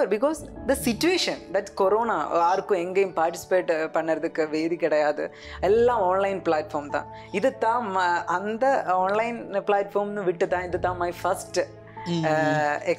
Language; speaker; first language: Tamil; non-native, learner; Malayalam